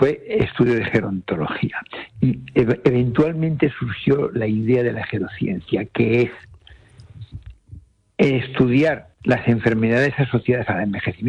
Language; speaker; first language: Spanish; native; Spanish